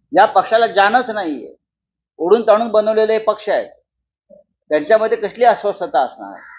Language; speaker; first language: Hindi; non-native, local second language; Marathi